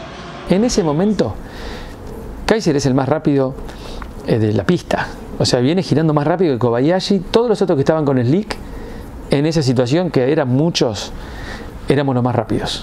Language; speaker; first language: Spanish; native; Spanish